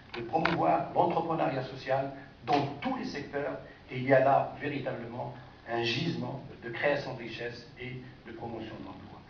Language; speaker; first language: French; non-native, local second language; Arabic